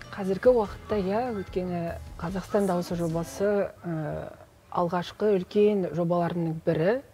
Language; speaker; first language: Kazakh; native; Kazakh